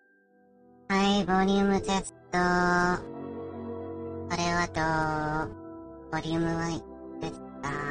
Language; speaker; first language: Japanese; non-native, learner; English